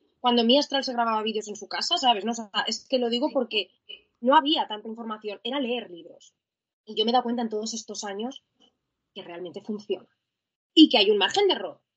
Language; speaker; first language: Spanish; native; Spanish